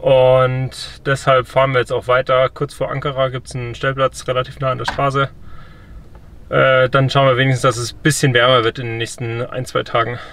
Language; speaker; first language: German; native; German